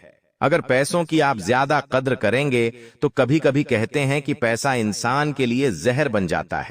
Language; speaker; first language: Hindi; native; Hindi